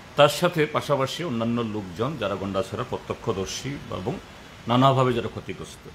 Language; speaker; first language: Bangla; non-native, local second language; Konkani